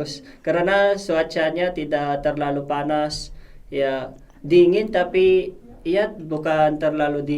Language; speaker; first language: Indonesian; non-native, fluent; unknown